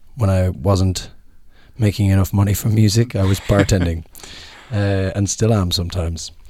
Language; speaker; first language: English; native; English